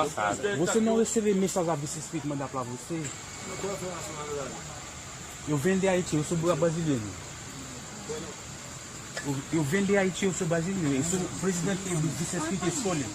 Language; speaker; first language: Portuguese; non-native, learner; Haitian Creole